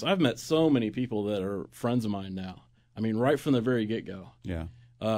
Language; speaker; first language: English; native; English